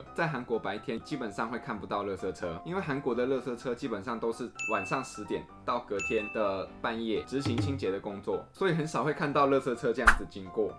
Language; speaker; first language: Chinese; non-native, fluent; Korean